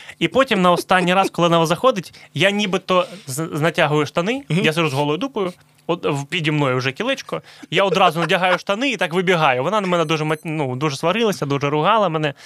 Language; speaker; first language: Ukrainian; non-native, local second language; Russian